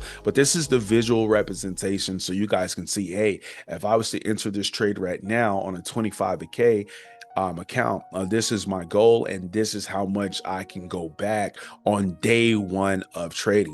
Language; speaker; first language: English; native; English